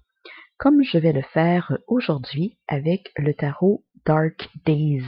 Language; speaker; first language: French; native; French